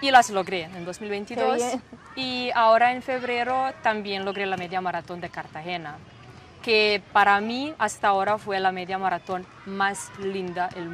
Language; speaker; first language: Spanish; non-native, fluent; Serbian